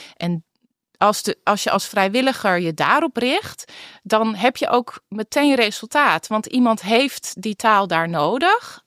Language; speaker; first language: Dutch; native; Dutch